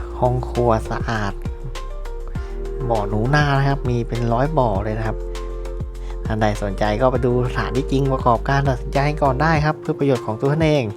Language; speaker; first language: Thai; native; Thai